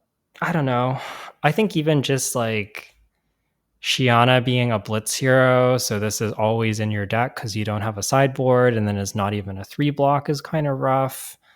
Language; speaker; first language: English; native; English